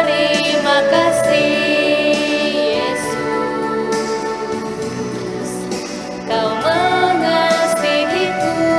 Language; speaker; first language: Indonesian; native; Indonesian